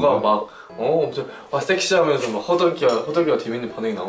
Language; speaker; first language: Korean; native; Korean